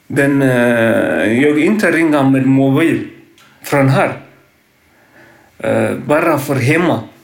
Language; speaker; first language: Swedish; non-native, learner; Tigrinya